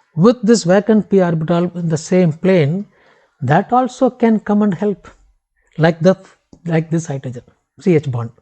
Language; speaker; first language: English; non-native, local second language; Tamil